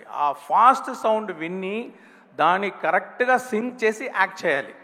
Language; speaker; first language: Telugu; non-native, local second language; Tamil